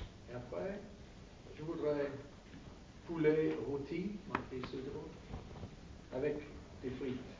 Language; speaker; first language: French; non-native, fluent; English